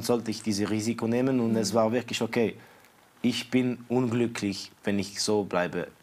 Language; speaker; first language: German; non-native, fluent; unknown